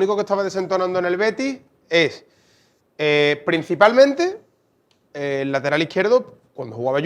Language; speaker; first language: Spanish; native; Spanish